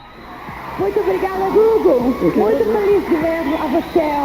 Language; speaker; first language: Portuguese; non-native, learner; Italian